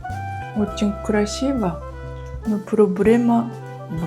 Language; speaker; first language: Russian; non-native, learner; Japanese